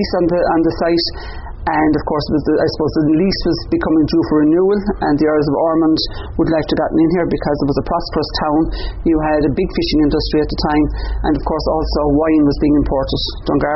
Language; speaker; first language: English; native; English